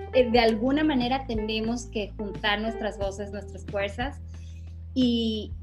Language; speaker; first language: Spanish; native; Spanish